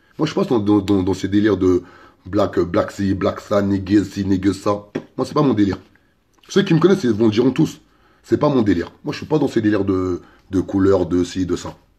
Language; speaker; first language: French; early bilingual, other home language; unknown